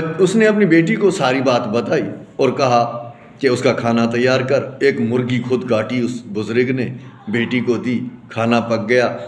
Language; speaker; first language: Urdu; non-native, local second language; Sindhi